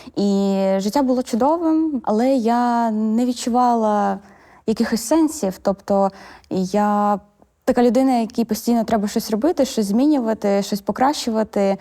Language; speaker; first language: Ukrainian; native; Ukrainian